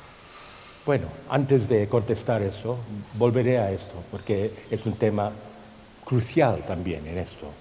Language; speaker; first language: Spanish; non-native, fluent; Thai